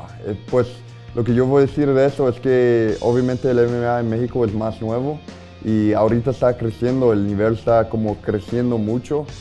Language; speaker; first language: Spanish; early bilingual, heritage; Spanish